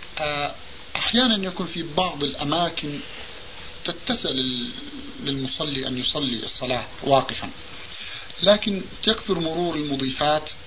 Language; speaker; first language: Arabic; native; Arabic